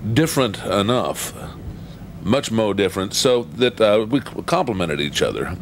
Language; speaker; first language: English; native; English